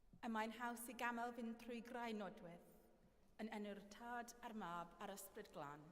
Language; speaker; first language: Welsh; non-native, fluent; English